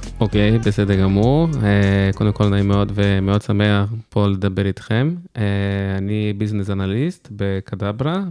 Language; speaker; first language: Hebrew; non-native, fluent; Portuguese